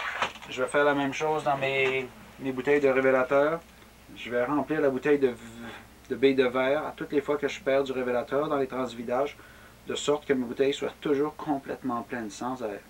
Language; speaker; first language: French; native; French